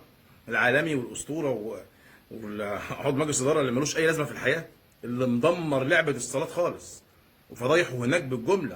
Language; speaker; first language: Arabic; native; Arabic